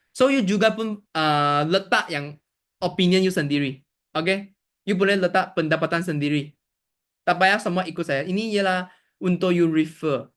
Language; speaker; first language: Malay; non-native, local second language; Chinese